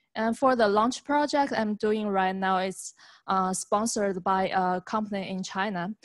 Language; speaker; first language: English; non-native, fluent; Chinese